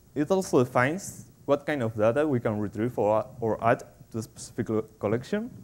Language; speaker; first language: English; non-native, fluent; Spanish